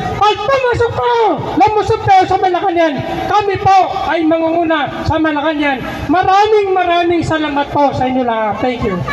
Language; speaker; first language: Filipino; non-native, local second language; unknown